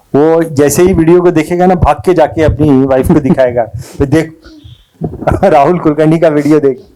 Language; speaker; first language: Hindi; non-native, local second language; Marathi